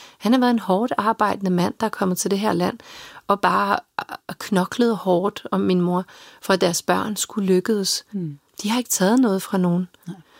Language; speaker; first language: Danish; early bilingual, other home language; Serbian